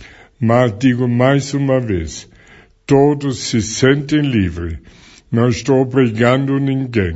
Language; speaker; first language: Portuguese; non-native, fluent; German